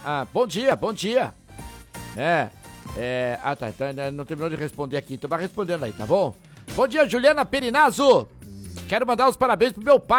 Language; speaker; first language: Portuguese; native; Portuguese